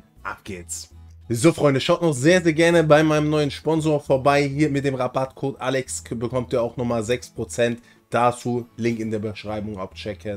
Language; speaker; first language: German; native; German